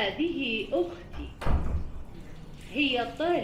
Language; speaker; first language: Arabic; non-native, learner; Indonesian